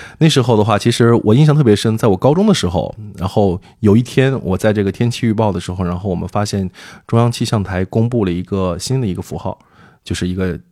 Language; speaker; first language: Chinese; native; Chinese